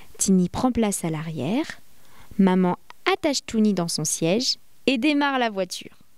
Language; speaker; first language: French; native; French